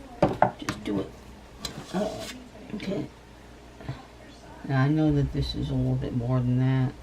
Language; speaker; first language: English; native; English